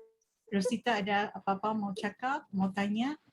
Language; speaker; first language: Malay; native; Malay